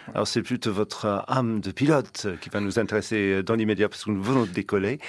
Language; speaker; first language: French; non-native, fluent; English